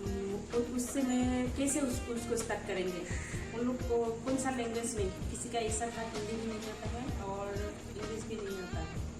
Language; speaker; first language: Hindi; non-native, local second language; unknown